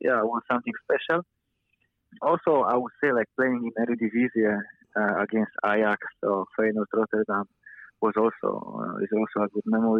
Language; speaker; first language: English; non-native, fluent; Polish